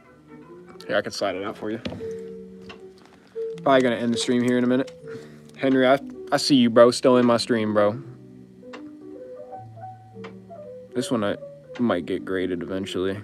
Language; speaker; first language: English; native; English